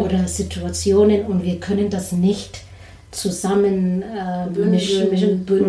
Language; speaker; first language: German; non-native, learner; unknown